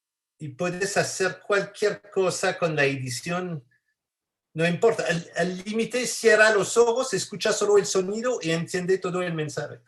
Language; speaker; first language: Spanish; non-native, fluent; French